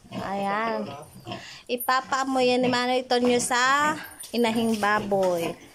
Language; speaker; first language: Filipino; non-native, local second language; Bikol